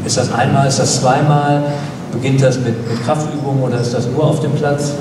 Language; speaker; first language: German; native; German